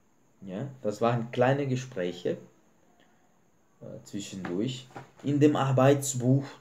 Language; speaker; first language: German; non-native, fluent; Portuguese